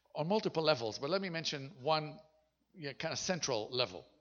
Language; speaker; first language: English; non-native, fluent; Hebrew